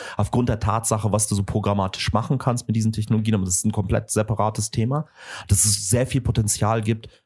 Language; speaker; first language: German; early bilingual, other home language; Russian